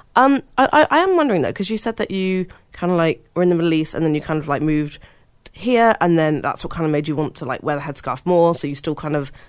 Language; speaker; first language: English; early bilingual, other home language; Hindi